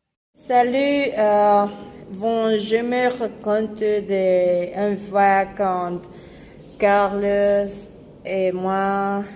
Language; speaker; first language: French; non-native, learner; Spanish